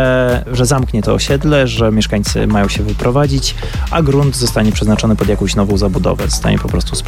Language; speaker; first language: Polish; native; Polish